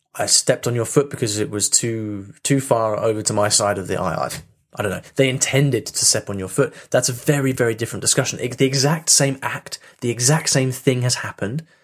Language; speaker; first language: English; native; English